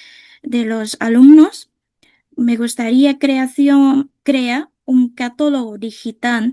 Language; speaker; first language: Spanish; non-native, fluent; Vietnamese